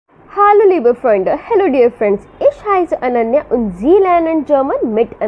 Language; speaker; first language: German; non-native, learner; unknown